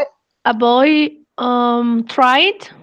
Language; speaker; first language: English; non-native, learner; Spanish